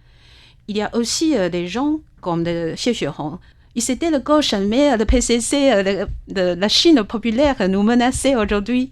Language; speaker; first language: French; non-native, fluent; Chinese